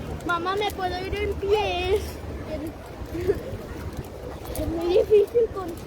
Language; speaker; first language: Spanish; early bilingual, other home language; Filipino